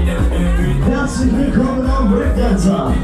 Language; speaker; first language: German; native; German